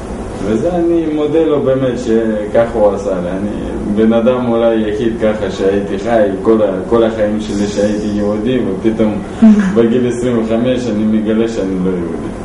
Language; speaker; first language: Hebrew; non-native, learner; Russian